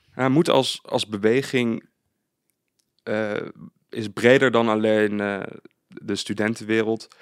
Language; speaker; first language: Dutch; native; Dutch